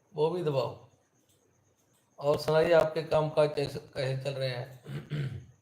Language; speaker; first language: Hindi; native; Hindi